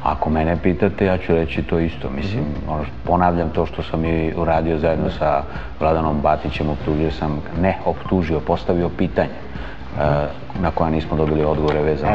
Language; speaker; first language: Serbian; native; Serbian